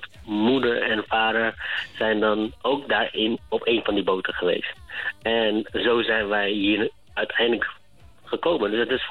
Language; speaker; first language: Dutch; native; Dutch